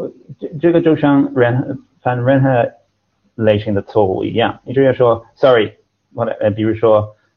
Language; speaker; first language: Chinese; non-native, fluent; English